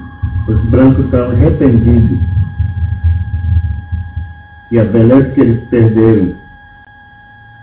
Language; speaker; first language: Portuguese; non-native, local second language; Yanomámi